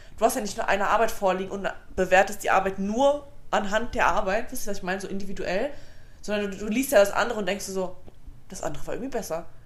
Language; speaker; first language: German; early bilingual, other home language; Bosnian